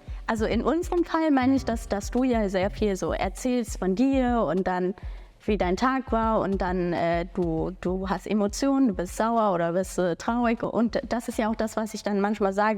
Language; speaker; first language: German; early bilingual, other home language; Bangla